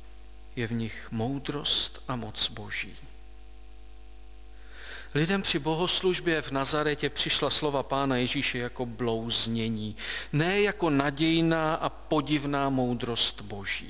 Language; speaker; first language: Czech; native; Czech